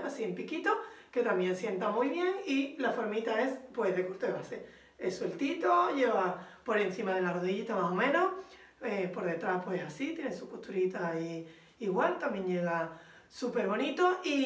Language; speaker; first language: Spanish; native; Spanish